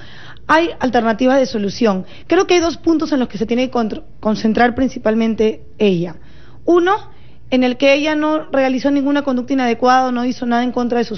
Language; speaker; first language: Spanish; native; Spanish